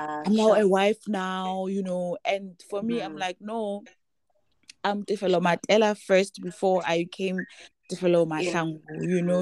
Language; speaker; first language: English; non-native, local second language; Southern Sotho